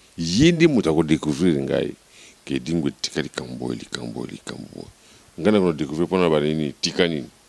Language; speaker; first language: Lingala; non-native, local second language; Kituba (Democratic Republic of Congo)